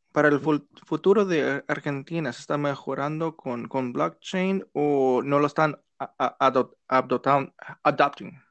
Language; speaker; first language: Spanish; non-native, learner; English